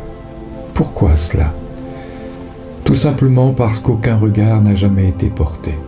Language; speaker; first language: French; native; French